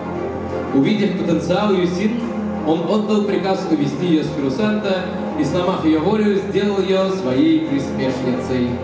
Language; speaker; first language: Russian; native; Russian